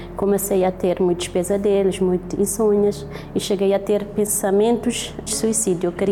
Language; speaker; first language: Portuguese; non-native, local second language; Kabuverdianu